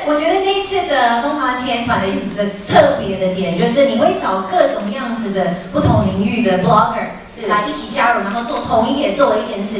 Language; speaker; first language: Chinese; early bilingual, heritage; Chinese